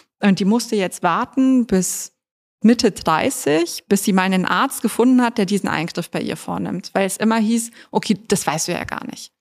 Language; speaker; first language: German; native; German